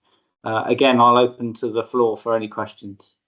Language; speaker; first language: English; native; English